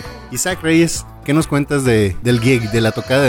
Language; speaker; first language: Spanish; native; Spanish